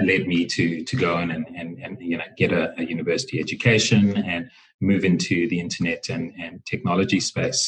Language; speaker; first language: English; native; English